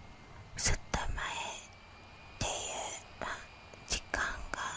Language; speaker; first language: Japanese; non-native, fluent; Indonesian